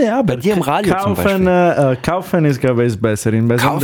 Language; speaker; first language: German; non-native, learner; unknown